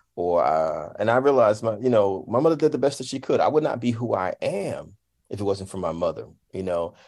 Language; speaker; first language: English; native; English